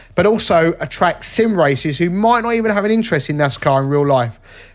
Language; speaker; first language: English; native; English